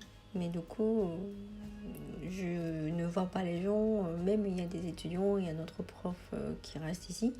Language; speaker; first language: French; non-native, fluent; Japanese